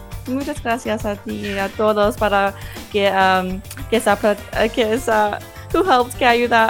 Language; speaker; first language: Spanish; non-native, fluent; English